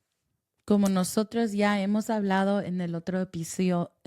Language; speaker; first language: Spanish; early bilingual, heritage; Spanish